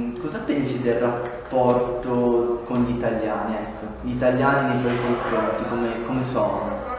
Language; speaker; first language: Italian; native; Italian